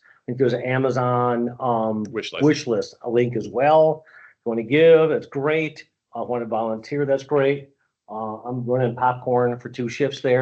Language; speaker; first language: English; native; English